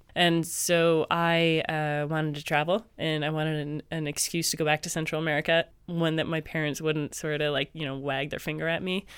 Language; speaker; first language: English; native; English